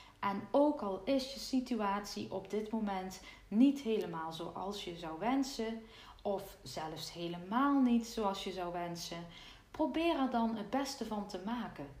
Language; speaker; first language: Dutch; native; Dutch